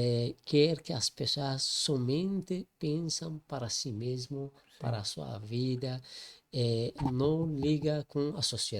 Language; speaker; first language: Portuguese; non-native, learner; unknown